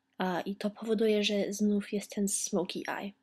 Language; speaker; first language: Polish; early bilingual, heritage; Polish